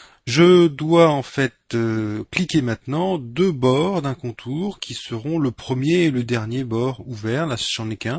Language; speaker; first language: French; native; French